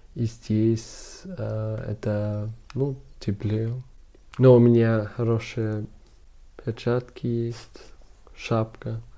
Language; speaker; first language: Russian; non-native, learner; German